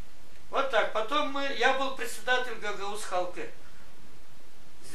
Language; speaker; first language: Russian; non-native, local second language; Gagauz